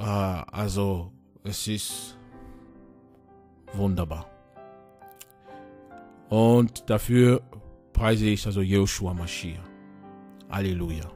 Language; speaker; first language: German; non-native, fluent; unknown